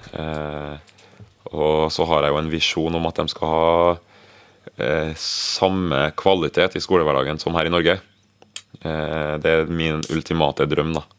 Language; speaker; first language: Norwegian; early bilingual, other home language; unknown